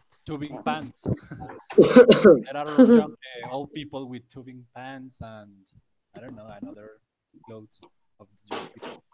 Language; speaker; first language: English; non-native, learner; Spanish